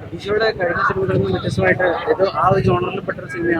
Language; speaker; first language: Malayalam; native; Malayalam